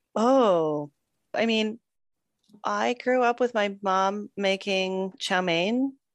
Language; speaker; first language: English; native; English